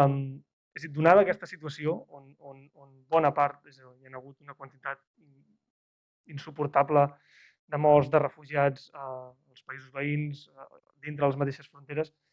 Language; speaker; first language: Catalan; native; Catalan